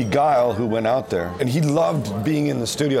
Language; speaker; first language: English; non-native, fluent; Spanish